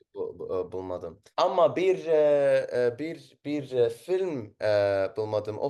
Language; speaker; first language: Turkish; non-native, learner; Arabic